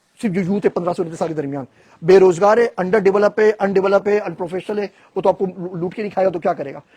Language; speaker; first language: Urdu; native; Urdu